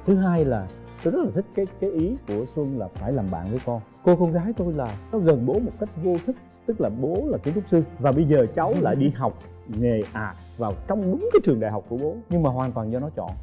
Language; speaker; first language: Vietnamese; native; Vietnamese